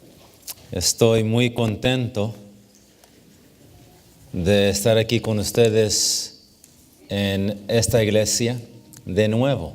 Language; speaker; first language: Spanish; early bilingual, heritage; English